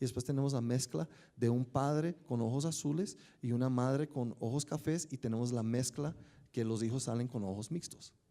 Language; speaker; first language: Spanish; native; Spanish